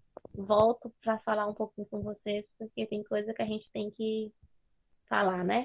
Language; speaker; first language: Portuguese; native; Portuguese